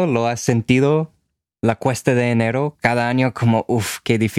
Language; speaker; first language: Spanish; non-native, fluent; English